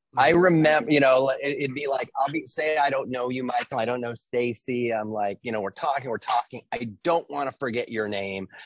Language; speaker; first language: English; native; English